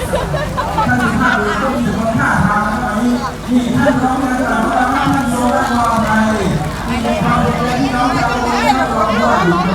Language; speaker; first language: Thai; native; Thai